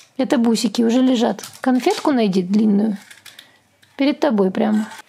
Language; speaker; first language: Russian; native; Russian